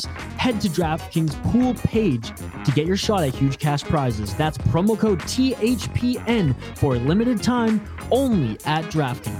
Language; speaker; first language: English; native; English